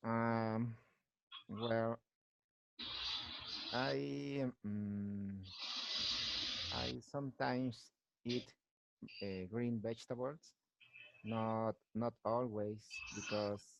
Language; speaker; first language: English; non-native, learner; Spanish